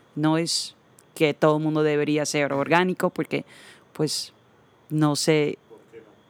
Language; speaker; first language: Spanish; non-native, fluent; Dutch